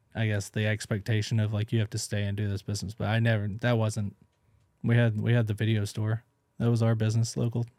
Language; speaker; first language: English; native; English